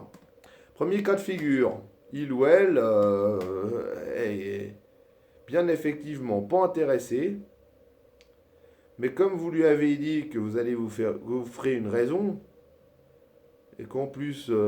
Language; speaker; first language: French; native; French